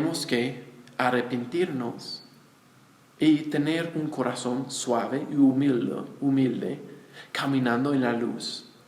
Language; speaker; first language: Spanish; non-native, fluent; English